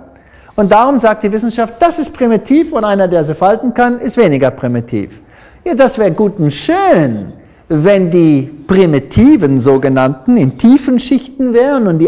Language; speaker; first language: German; non-native, fluent; English